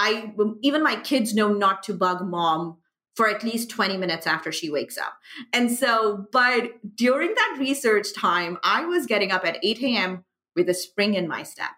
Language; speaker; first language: English; non-native, local second language; Urdu